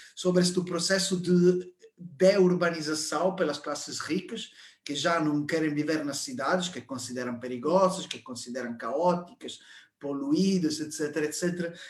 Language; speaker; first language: Portuguese; non-native, fluent; Italian